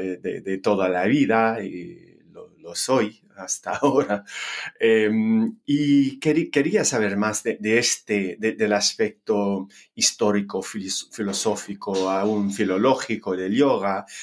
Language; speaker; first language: Spanish; non-native, fluent; English